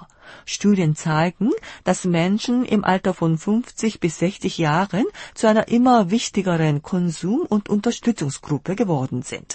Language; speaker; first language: German; non-native, fluent; Korean